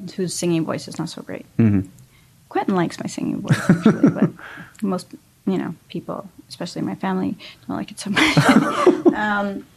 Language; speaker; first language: English; native; English